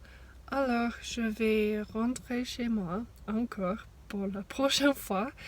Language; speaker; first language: French; non-native, fluent; English